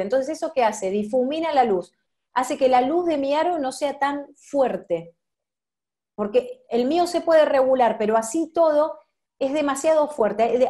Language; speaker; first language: Spanish; native; Spanish